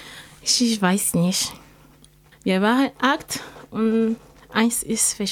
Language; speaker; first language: German; non-native, learner; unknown